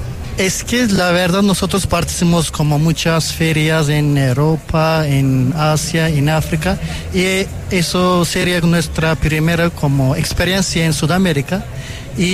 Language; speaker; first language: Spanish; non-native, fluent; Turkish